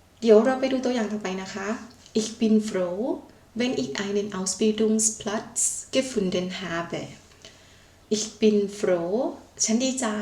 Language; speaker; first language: German; non-native, learner; Thai